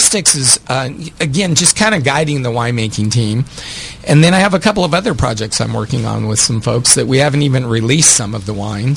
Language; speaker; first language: English; native; English